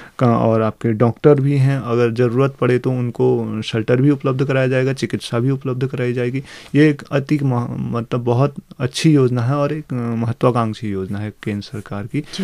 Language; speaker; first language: Hindi; native; Hindi